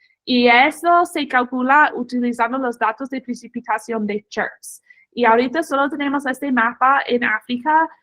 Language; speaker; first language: Spanish; non-native, fluent; English